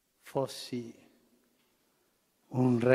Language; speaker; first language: Italian; early bilingual, heritage; Spanish